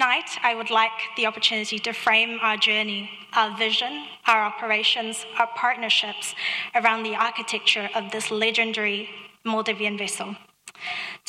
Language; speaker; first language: English; non-native, fluent; Divehi